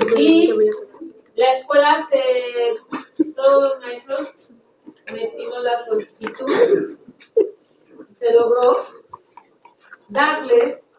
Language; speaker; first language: Spanish; native; Spanish